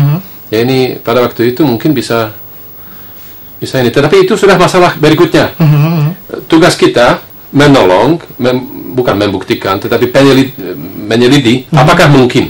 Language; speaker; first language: Indonesian; non-native, fluent; Slovak